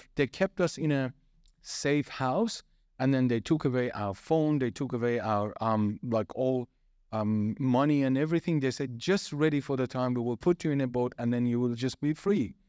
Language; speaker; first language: English; non-native, fluent; Persian